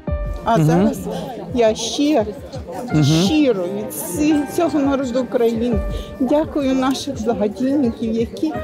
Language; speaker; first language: Ukrainian; non-native, local second language; Russian